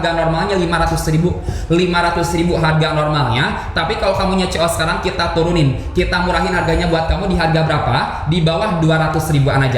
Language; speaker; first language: Indonesian; native; Indonesian